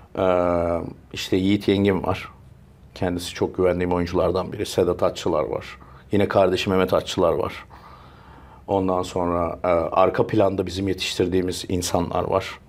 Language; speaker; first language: Turkish; early bilingual, heritage; Turkish